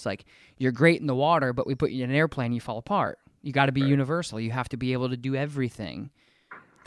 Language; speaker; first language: English; native; English